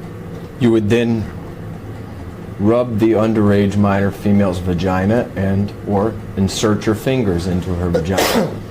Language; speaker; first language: English; native; English